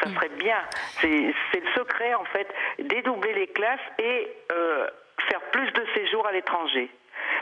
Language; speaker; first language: French; native; French